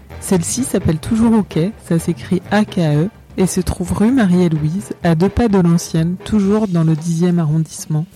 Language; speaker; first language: French; native; French